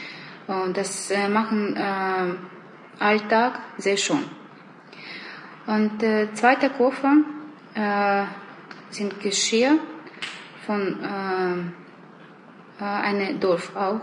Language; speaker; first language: German; non-native, learner; Russian